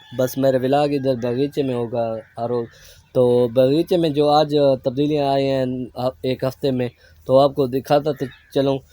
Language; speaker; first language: Urdu; non-native, local second language; Saraiki